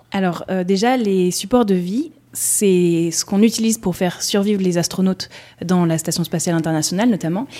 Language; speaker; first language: French; non-native, fluent; English